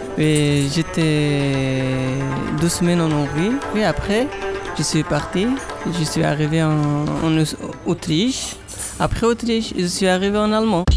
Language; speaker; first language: French; non-native, learner; Persian